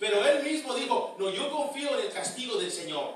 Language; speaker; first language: Spanish; early bilingual, heritage; Spanish